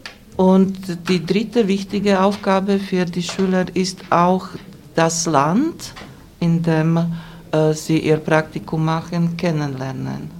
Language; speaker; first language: German; non-native, fluent; Slovak